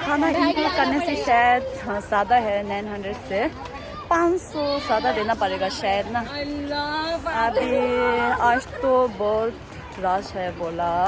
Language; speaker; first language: Hindi; non-native, fluent; Tibetan